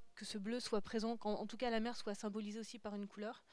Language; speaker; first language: French; native; French